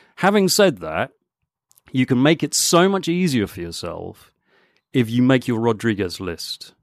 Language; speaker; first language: English; native; English